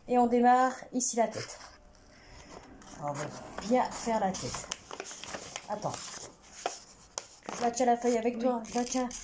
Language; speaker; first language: French; native; French